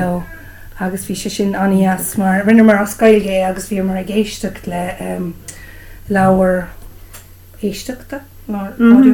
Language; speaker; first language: Irish; non-native, local second language; English